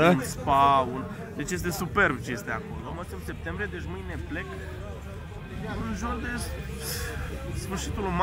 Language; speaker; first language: Romanian; native; Romanian